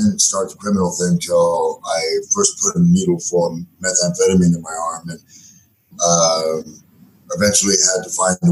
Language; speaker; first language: English; native; English